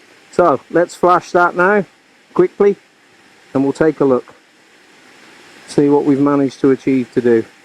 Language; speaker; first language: English; native; English